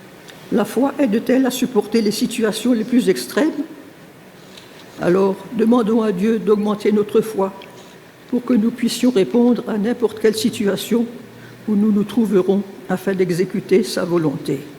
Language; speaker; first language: French; native; French